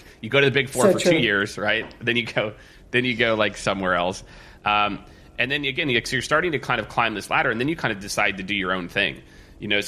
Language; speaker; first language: English; native; English